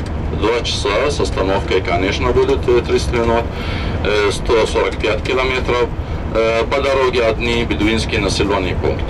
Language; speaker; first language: Russian; non-native, fluent; Arabic